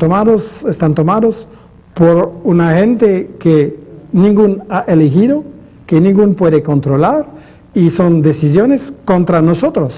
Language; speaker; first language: Spanish; non-native, fluent; French